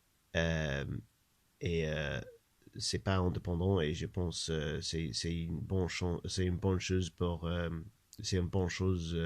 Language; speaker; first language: French; non-native, learner; English